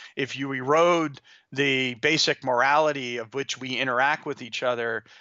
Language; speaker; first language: English; native; English